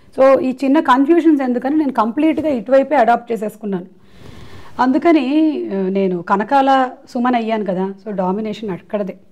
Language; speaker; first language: Telugu; non-native, local second language; Malayalam